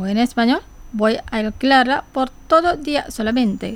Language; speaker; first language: Spanish; non-native, fluent; Indonesian